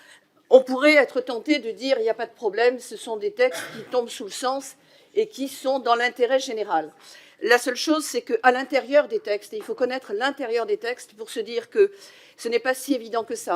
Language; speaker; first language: French; native; French